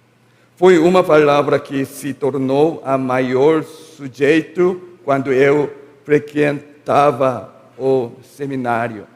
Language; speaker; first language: Portuguese; non-native, learner; Korean